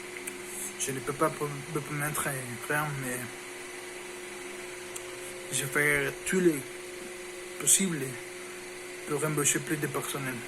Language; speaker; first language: French; non-native, learner; Spanish